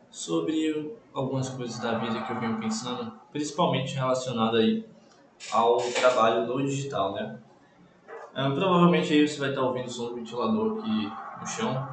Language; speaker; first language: Portuguese; native; Portuguese